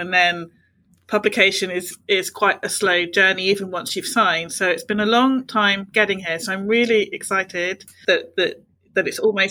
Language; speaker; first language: English; native; English